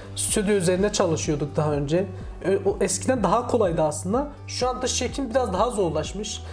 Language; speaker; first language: Turkish; native; Turkish